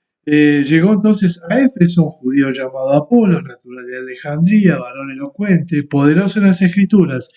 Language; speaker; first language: Spanish; native; Spanish